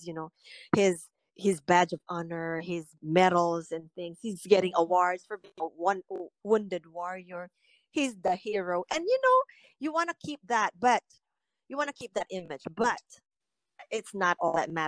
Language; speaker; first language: English; non-native, local second language; Filipino